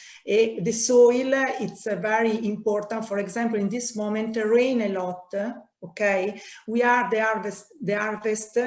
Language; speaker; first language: English; non-native, learner; Italian